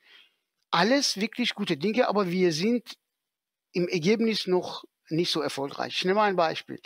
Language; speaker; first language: German; non-native, fluent; Persian